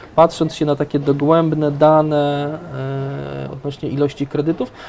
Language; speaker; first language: Polish; native; Polish